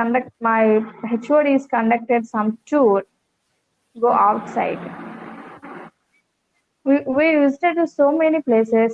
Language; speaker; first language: English; non-native, learner; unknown